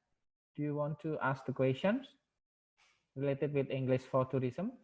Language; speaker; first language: English; non-native, local second language; Indonesian